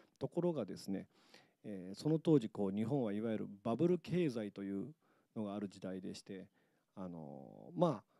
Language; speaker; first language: Japanese; native; Japanese